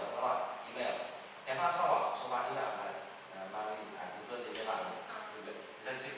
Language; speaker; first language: Chinese; non-native, fluent; Vietnamese